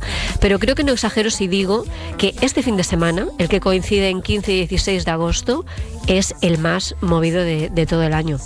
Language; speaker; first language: Spanish; native; Spanish